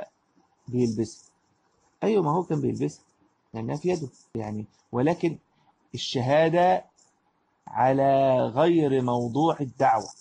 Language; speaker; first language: Arabic; native; Arabic